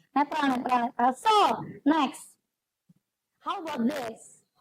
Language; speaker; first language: English; non-native, local second language; Indonesian